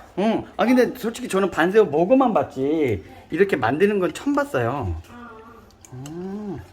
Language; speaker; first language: Korean; native; Korean